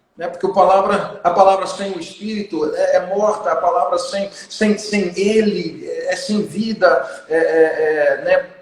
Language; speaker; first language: Portuguese; non-native, fluent; English